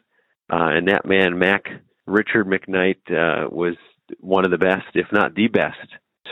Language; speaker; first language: English; native; English